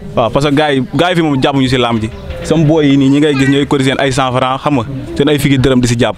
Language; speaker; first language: Wolof; native; Wolof